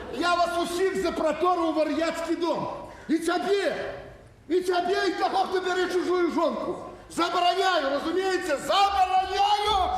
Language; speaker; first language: Belarusian; native; Belarusian